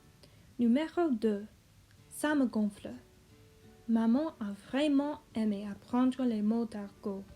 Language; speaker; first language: French; non-native, learner; English